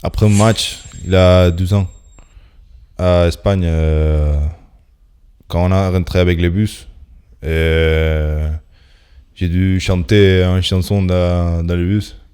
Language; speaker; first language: French; non-native, fluent; Spanish